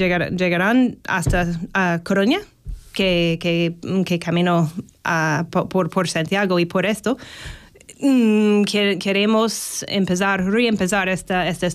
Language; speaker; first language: Spanish; non-native, learner; English